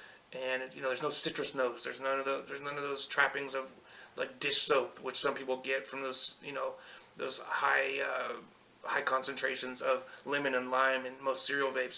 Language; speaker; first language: English; native; English